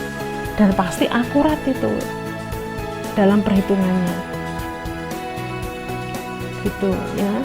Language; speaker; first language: Indonesian; native; Indonesian